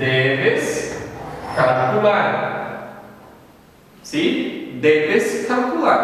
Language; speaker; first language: Spanish; non-native, fluent; Portuguese